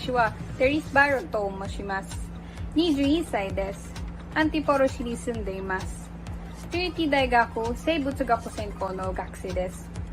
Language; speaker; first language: Japanese; non-native, learner; Filipino